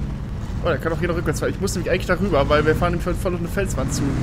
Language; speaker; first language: German; native; German